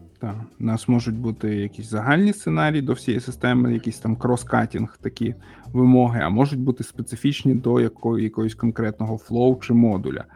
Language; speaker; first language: Ukrainian; native; Ukrainian